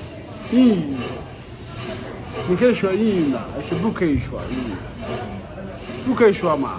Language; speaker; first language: Chinese; non-native, learner; Somali